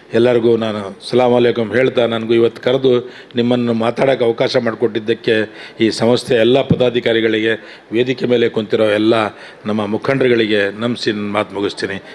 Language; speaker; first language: Kannada; non-native, local second language; Urdu